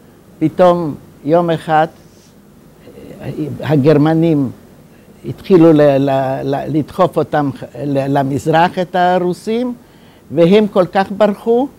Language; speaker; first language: Hebrew; non-native, fluent; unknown